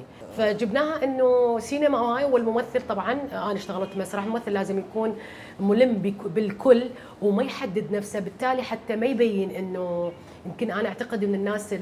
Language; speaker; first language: Arabic; native; Arabic